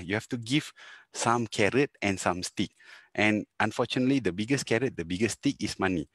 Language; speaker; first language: English; non-native, local second language; Tamil